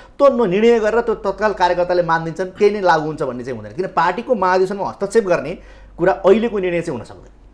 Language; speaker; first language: Nepali; native; Nepali